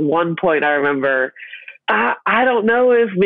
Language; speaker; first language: English; native; English